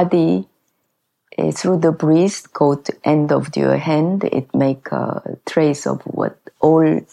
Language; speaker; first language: English; non-native, learner; Korean